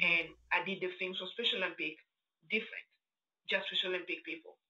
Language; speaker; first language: English; non-native, fluent; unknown